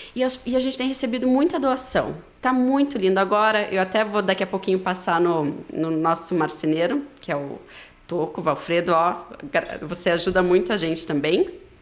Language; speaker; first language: Portuguese; native; Portuguese